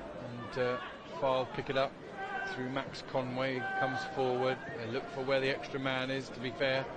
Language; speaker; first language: English; native; English